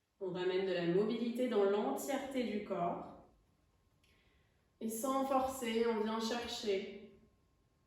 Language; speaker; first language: French; native; French